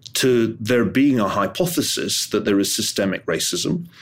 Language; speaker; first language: English; native; English